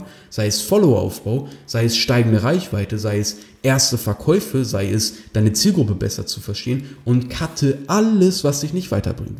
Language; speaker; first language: German; native; German